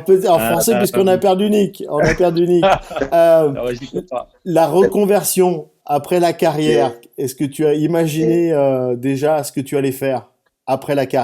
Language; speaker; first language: French; native; French